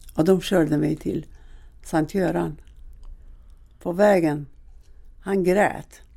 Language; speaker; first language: Swedish; non-native, fluent; Persian